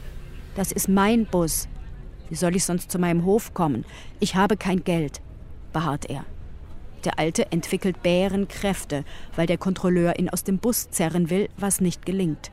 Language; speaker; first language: German; native; German